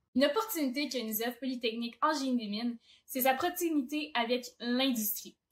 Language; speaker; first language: French; native; French